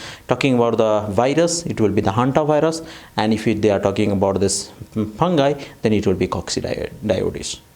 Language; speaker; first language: English; non-native, fluent; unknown